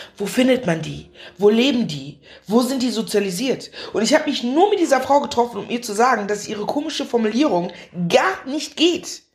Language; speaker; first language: German; early bilingual, other home language; Akan